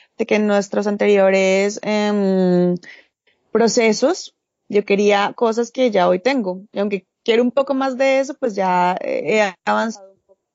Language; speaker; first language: Spanish; native; Spanish